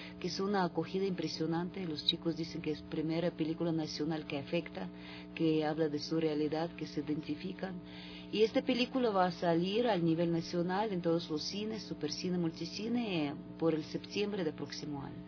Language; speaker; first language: Spanish; non-native, fluent; Russian